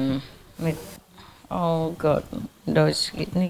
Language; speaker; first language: German; non-native, learner; Vietnamese